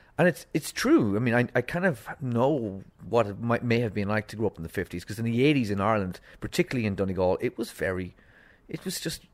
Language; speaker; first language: English; native; English